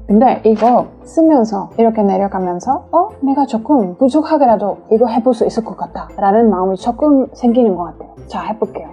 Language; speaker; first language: Korean; non-native, fluent; English